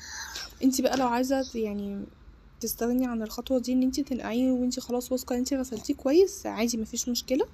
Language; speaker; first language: Arabic; native; Arabic